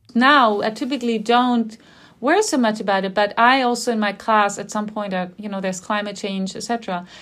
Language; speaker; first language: English; non-native, fluent; German